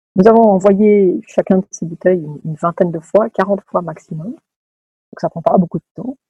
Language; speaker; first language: French; native; French